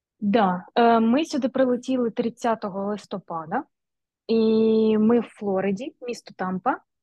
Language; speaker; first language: Ukrainian; native; Ukrainian